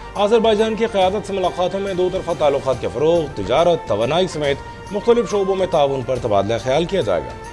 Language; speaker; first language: Urdu; native; Urdu